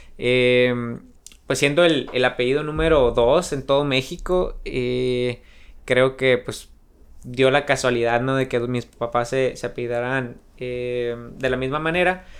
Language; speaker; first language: Spanish; native; Spanish